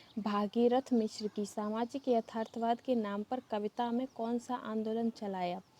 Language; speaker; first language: Hindi; native; Hindi